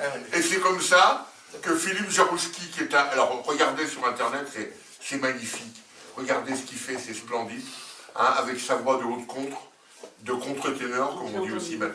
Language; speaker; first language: French; native; French